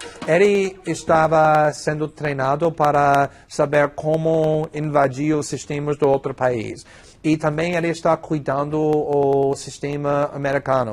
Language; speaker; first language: Portuguese; non-native, fluent; English